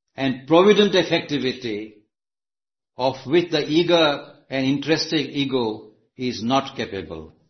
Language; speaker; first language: English; non-native, local second language; Gujarati